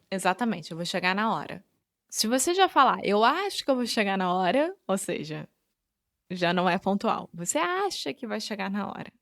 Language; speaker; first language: Portuguese; native; Portuguese